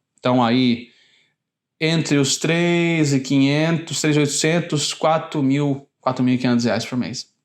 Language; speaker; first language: Portuguese; native; Portuguese